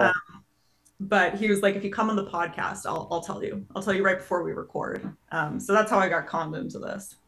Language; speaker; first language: English; native; English